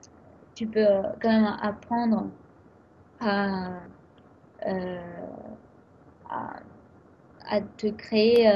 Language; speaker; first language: French; non-native, fluent; Italian